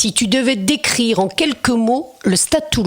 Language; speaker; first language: French; native; French